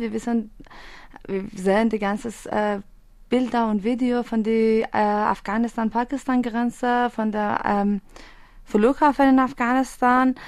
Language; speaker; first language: German; non-native, fluent; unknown